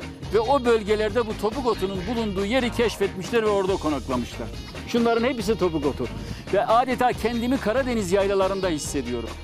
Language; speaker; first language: Turkish; native; Turkish